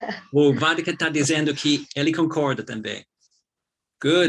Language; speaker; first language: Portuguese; non-native, fluent; English